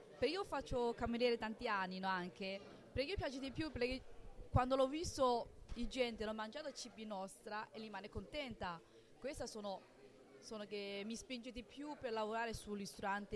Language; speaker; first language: Italian; non-native, learner; Chinese